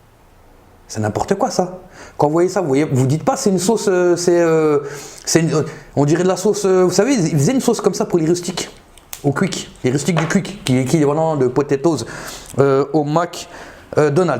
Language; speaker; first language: French; native; French